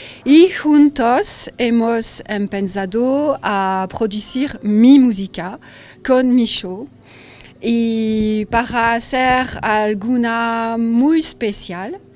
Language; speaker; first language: Spanish; non-native, learner; French